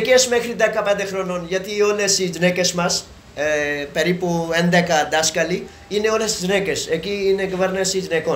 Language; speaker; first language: Greek; non-native, learner; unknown